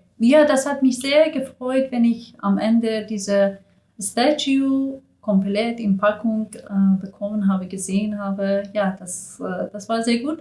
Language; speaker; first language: German; non-native, learner; Persian